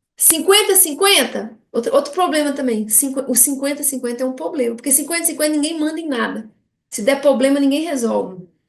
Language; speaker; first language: Portuguese; native; Portuguese